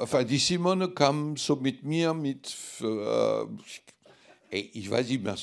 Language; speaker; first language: German; non-native, fluent; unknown